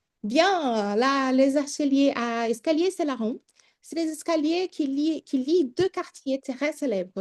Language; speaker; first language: French; non-native, fluent; Portuguese